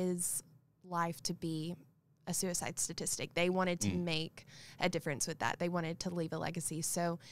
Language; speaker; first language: English; native; English